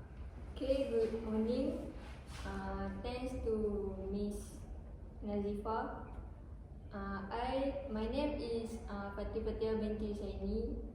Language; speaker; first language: English; non-native, learner; Malay